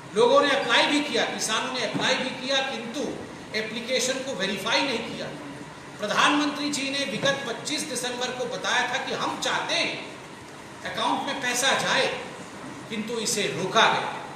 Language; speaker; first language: Hindi; non-native, local second language; Odia